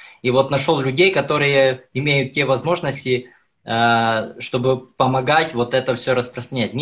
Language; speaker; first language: Russian; native; Russian